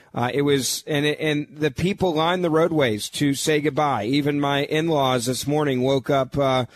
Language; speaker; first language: English; native; English